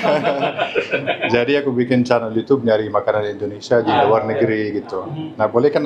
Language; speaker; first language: Indonesian; non-native, fluent; Arabic